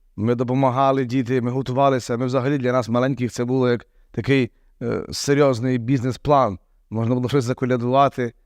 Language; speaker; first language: Ukrainian; native; Ukrainian